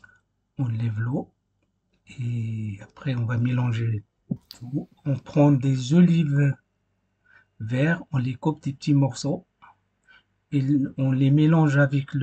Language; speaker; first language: French; non-native, fluent; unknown